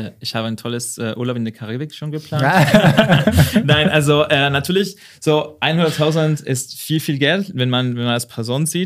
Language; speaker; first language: German; non-native, fluent; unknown